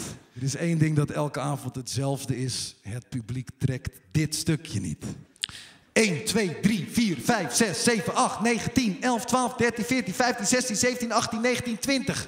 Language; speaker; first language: Dutch; native; Dutch